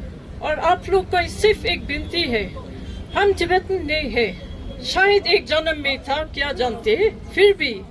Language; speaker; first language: Hindi; non-native, learner; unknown